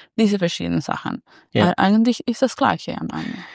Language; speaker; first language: German; non-native, learner; Spanish